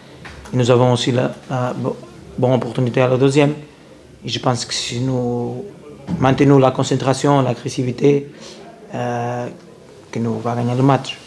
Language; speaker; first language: French; non-native, learner; Portuguese